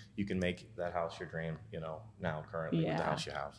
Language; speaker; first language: English; native; English